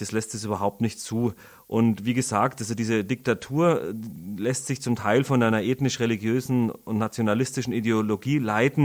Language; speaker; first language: German; native; German